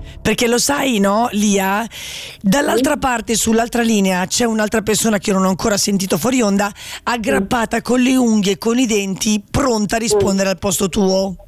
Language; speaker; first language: Italian; native; Italian